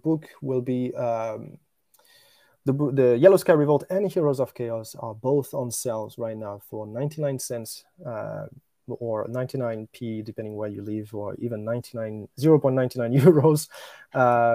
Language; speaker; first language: English; non-native, fluent; French